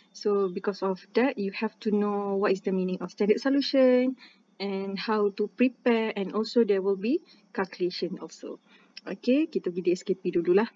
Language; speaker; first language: English; non-native, local second language; Malay